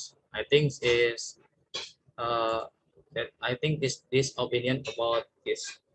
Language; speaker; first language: English; non-native, learner; Indonesian